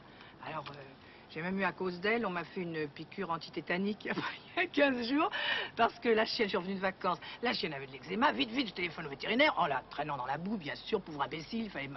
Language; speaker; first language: French; native; French